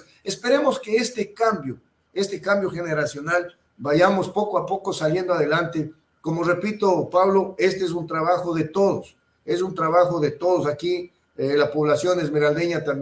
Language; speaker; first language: Spanish; native; Spanish